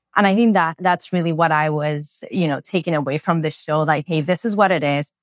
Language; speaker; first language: English; non-native, fluent; Spanish